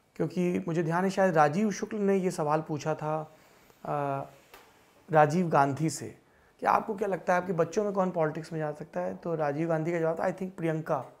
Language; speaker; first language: Hindi; native; Hindi